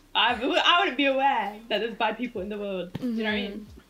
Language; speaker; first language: English; native; English